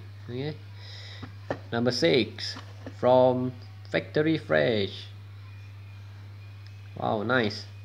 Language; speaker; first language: English; non-native, local second language; Malay